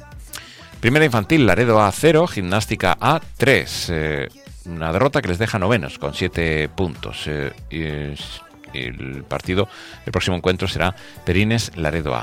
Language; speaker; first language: Spanish; native; Spanish